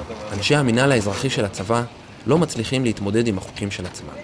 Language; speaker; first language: Hebrew; native; Hebrew